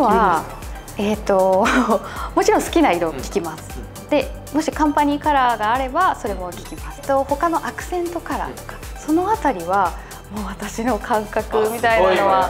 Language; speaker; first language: Japanese; native; Japanese